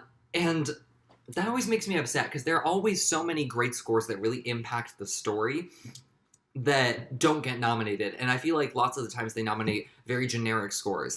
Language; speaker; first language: English; native; English